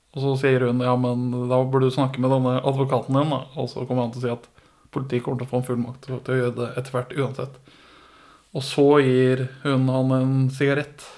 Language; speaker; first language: Norwegian; early bilingual, other home language; Persian